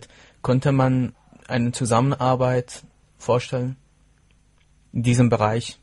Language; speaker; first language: German; non-native, fluent; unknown